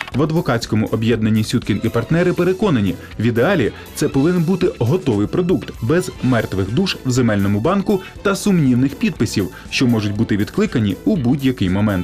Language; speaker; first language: Ukrainian; native; Ukrainian